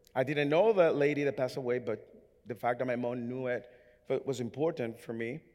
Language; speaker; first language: English; non-native, fluent; Spanish